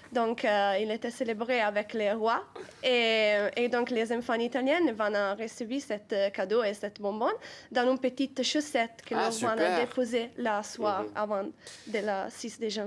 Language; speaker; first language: French; non-native, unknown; Italian